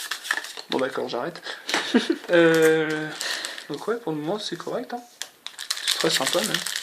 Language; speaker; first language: French; native; French